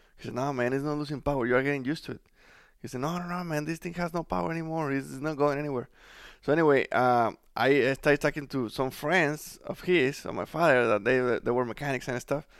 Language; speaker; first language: English; non-native, fluent; Spanish